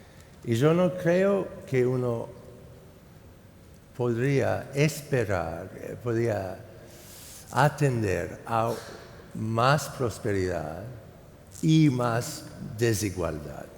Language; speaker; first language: Spanish; non-native, fluent; English